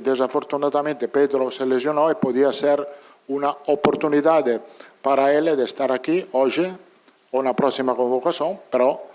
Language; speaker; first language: Spanish; non-native, fluent; Italian